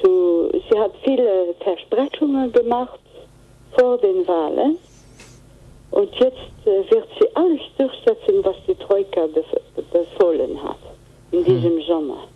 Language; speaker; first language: German; non-native, fluent; Greek